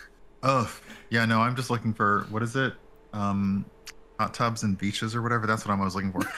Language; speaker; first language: English; native; English